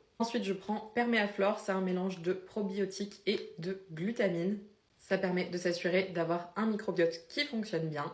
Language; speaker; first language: French; native; French